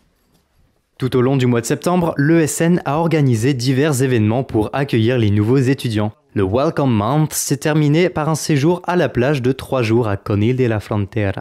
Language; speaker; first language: French; native; French